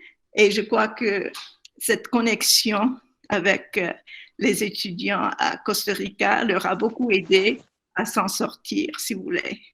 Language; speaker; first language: French; non-native, fluent; English